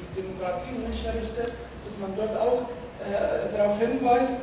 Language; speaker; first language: German; native; German